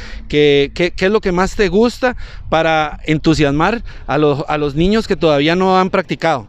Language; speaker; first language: Spanish; native; Spanish